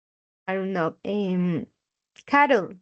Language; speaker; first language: English; non-native, learner; Spanish